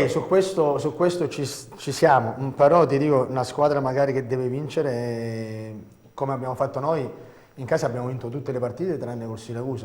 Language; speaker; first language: Italian; native; Italian